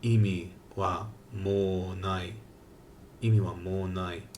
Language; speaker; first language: Japanese; non-native, learner; English